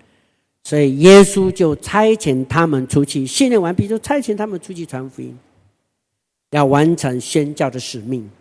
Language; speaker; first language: Chinese; non-native, local second language; Hakka Chinese